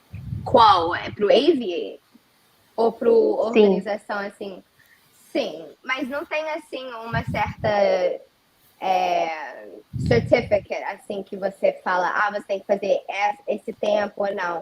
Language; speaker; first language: Portuguese; early bilingual, heritage; Portuguese